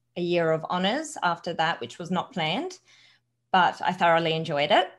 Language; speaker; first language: English; native; English